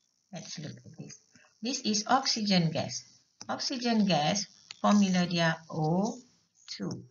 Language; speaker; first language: English; non-native, local second language; Malay